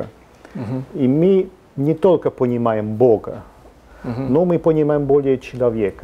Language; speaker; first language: Russian; non-native, fluent; Italian